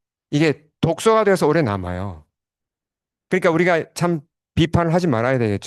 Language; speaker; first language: Korean; native; Korean